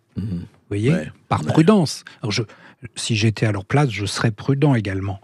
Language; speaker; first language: French; native; French